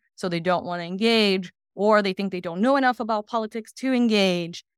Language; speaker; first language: English; non-native, fluent; Portuguese